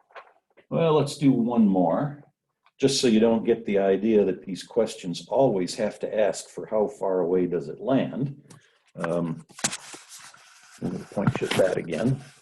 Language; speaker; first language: English; native; English